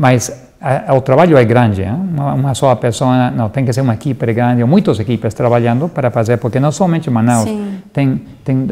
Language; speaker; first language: Portuguese; non-native, fluent; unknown